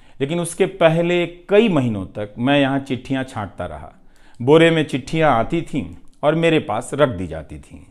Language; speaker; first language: Hindi; non-native, local second language; Bhojpuri